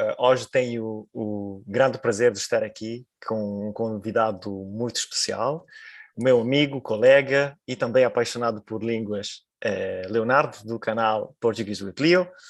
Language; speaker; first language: Portuguese; non-native, fluent; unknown